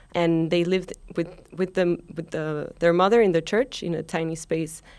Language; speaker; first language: English; non-native, fluent; Spanish